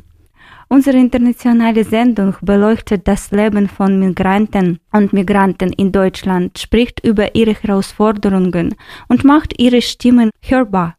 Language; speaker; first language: German; non-native, fluent; Ukrainian